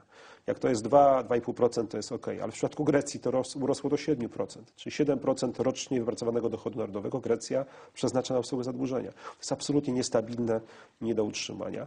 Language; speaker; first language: Polish; native; Polish